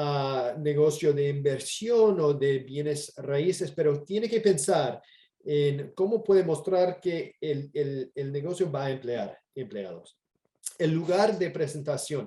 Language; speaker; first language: Spanish; non-native, fluent; English